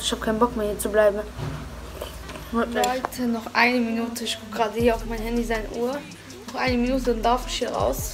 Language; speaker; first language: German; early bilingual, other home language; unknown